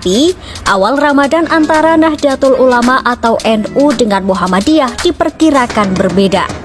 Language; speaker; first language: Indonesian; native; Indonesian